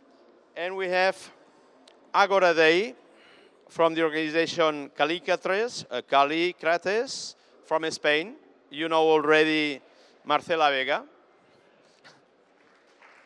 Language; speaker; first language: English; non-native, fluent; Catalan